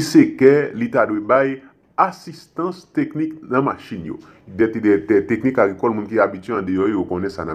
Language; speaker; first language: Haitian Creole; native; Haitian Creole